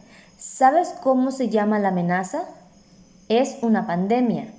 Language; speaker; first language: Spanish; native; Spanish